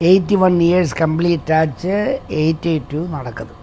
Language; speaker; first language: Tamil; non-native, local second language; Malayalam